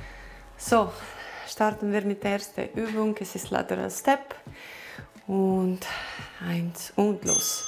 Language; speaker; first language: German; non-native, learner; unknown